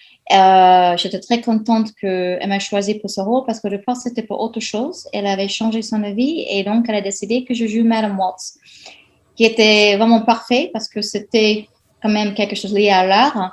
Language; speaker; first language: French; non-native, fluent; English